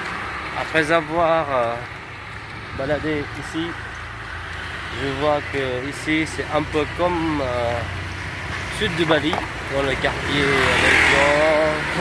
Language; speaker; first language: French; non-native, fluent; Indonesian